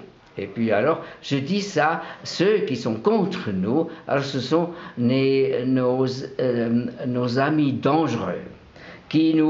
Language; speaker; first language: French; non-native, local second language; German